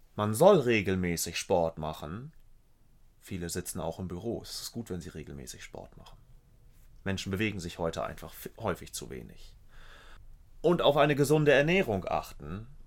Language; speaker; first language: German; native; German